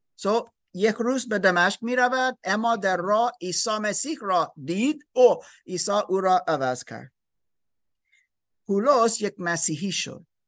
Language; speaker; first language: Persian; non-native, learner; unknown